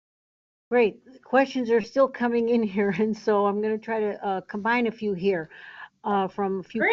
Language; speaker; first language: English; native; English